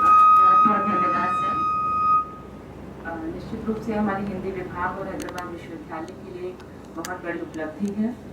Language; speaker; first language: Hindi; native; Hindi